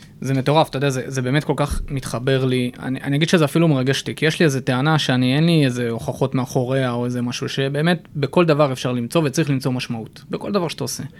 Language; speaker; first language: Hebrew; native; Hebrew